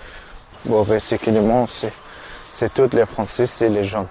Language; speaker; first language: French; non-native, learner; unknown